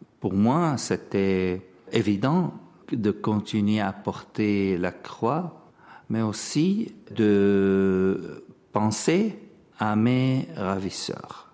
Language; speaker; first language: French; non-native, fluent; Arabic